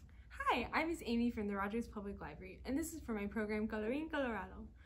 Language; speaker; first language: English; native; English